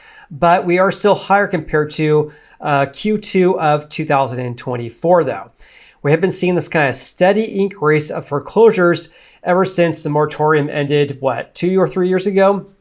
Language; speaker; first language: English; native; English